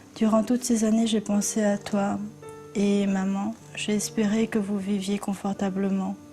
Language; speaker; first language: French; early bilingual, other home language; Korean